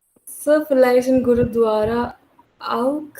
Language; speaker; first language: German; non-native, learner; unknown